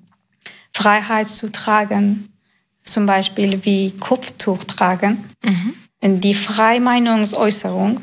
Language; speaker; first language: German; non-native, learner; Persian